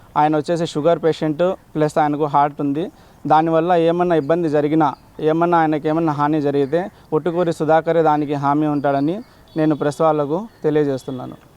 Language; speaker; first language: Telugu; native; Telugu